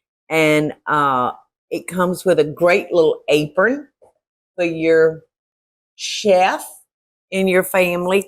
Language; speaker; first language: English; native; English